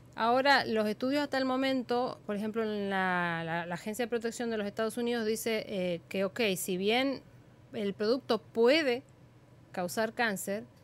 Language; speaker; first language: Spanish; native; Spanish